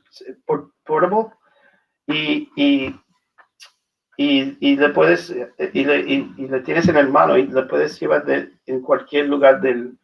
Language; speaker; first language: Spanish; non-native, learner; English